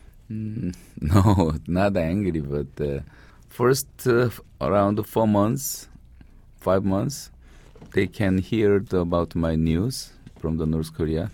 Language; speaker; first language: English; non-native, learner; Korean